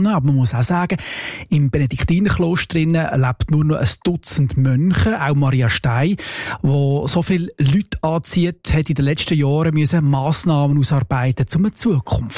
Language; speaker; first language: German; native; German